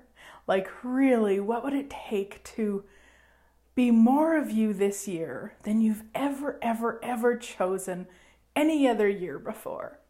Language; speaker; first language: English; native; English